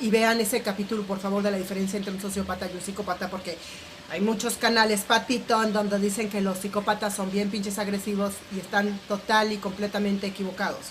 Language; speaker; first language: Spanish; native; Spanish